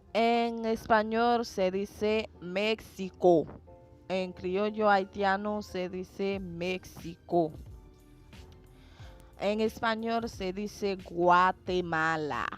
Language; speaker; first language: Spanish; non-native, fluent; Haitian Creole